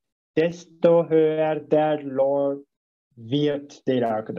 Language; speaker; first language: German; non-native, fluent; Turkish